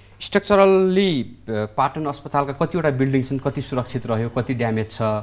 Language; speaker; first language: Nepali; native; Nepali